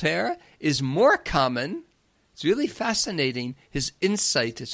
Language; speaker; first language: English; native; English